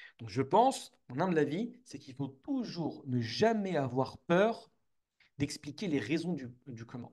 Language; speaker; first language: French; native; French